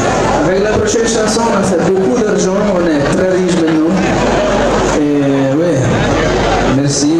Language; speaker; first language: French; non-native, learner; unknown